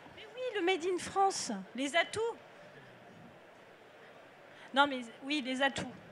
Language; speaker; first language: French; native; French